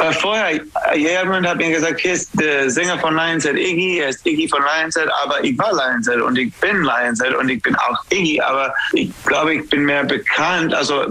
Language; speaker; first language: German; non-native, fluent; English